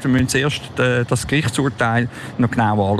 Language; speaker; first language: German; native; German